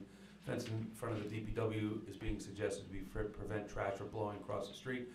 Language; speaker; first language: English; native; English